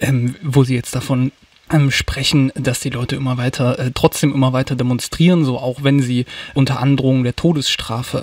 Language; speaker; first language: German; native; German